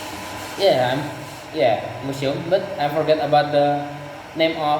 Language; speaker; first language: English; non-native, learner; Indonesian